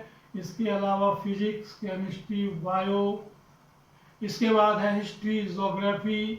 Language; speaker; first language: Hindi; native; Hindi